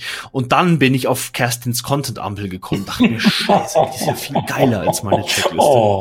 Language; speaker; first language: German; native; German